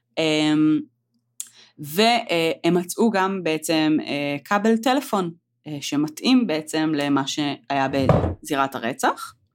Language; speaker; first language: Hebrew; native; Hebrew